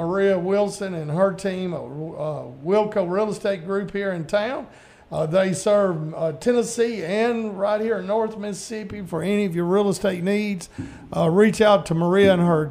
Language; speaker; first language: English; native; English